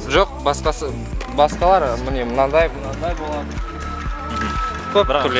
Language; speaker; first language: Kazakh; non-native, local second language; Russian